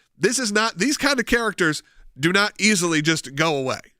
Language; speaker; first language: English; native; English